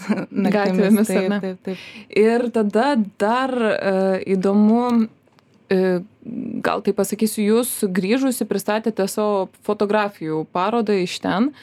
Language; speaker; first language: Lithuanian; native; Lithuanian